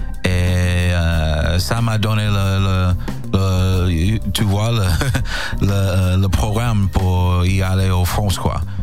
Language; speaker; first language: French; non-native, fluent; English